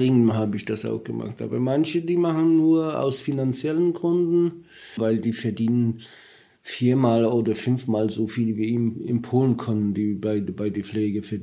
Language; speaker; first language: German; non-native, learner; Polish